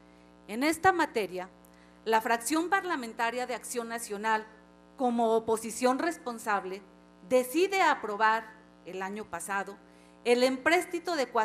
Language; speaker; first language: Spanish; native; Spanish